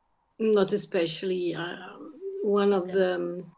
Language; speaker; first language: English; non-native, learner; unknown